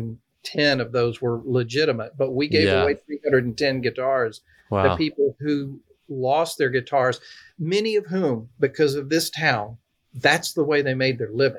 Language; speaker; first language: English; native; English